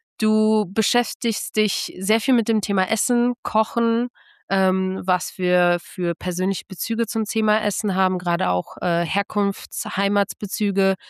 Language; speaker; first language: German; early bilingual, other home language; Polish